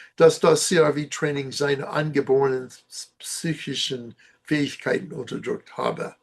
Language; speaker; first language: German; non-native, learner; English